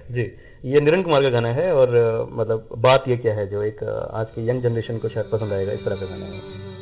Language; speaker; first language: Hindi; non-native, local second language; Malayalam